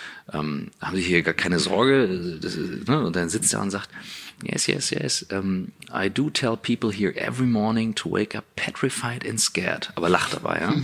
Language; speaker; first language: German; native; German